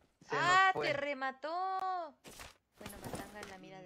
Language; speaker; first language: Spanish; native; Spanish